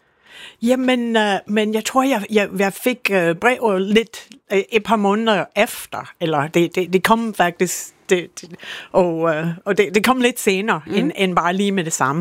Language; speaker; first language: Danish; non-native, fluent; English